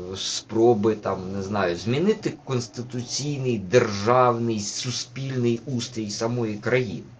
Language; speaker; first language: Ukrainian; non-native, local second language; Russian